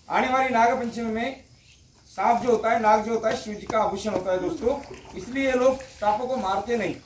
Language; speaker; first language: Hindi; non-native, local second language; Marathi